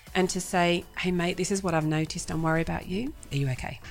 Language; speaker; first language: English; native; English